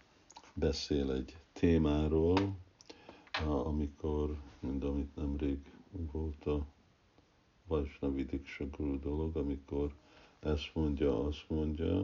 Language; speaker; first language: Hungarian; early bilingual, heritage; Hungarian